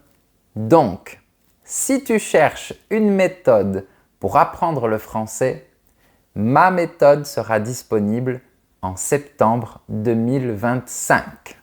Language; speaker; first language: French; native; French